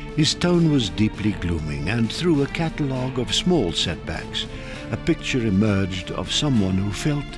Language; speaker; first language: English; non-native, local second language; Afrikaans